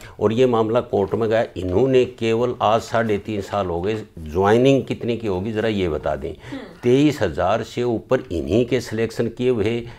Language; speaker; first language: Hindi; native; Hindi